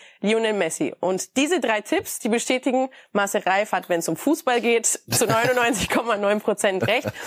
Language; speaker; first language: German; native; German